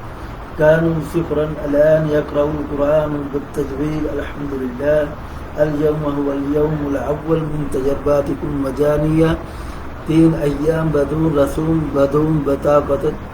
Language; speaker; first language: Arabic; non-native, learner; Urdu